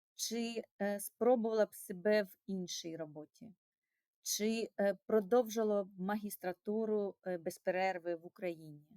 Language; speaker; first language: Ukrainian; non-native, local second language; Russian